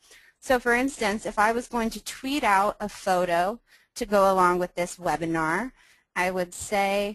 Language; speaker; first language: English; native; English